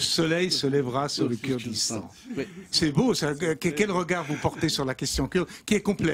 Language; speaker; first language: French; native; French